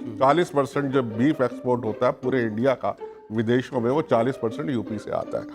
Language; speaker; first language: Hindi; native; Hindi